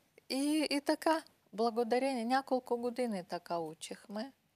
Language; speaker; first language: Bulgarian; non-native, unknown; Russian